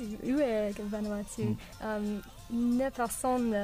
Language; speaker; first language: French; non-native, learner; English